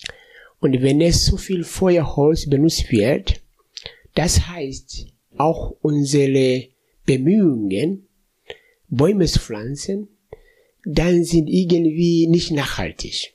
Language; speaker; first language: German; non-native, fluent; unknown